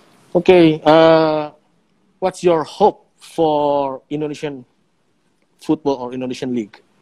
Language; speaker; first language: English; non-native, learner; Indonesian